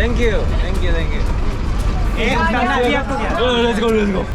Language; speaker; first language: English; non-native, learner; Korean